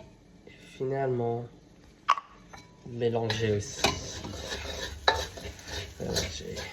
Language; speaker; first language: French; non-native, learner; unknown